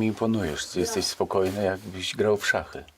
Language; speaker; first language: Polish; native; Polish